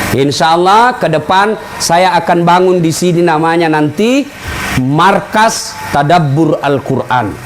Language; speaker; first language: Indonesian; non-native, local second language; Buginese